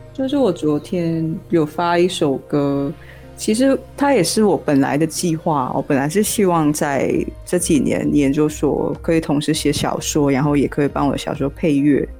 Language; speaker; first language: Chinese; non-native, local second language; Cantonese